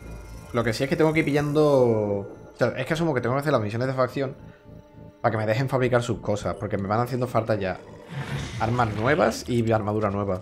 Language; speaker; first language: Spanish; native; Spanish